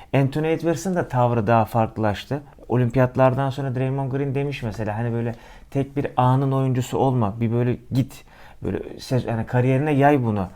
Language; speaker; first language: Turkish; native; Turkish